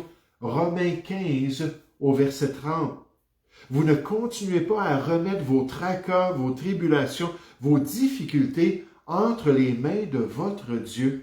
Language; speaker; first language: French; native; French